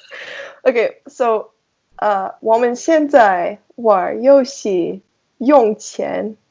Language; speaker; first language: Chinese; non-native, learner; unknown